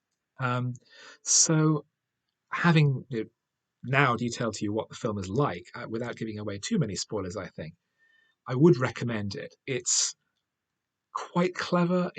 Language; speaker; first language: English; native; English